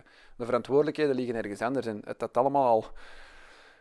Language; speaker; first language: Dutch; native; Dutch